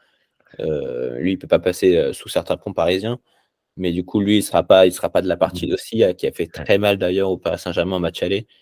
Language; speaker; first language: French; native; French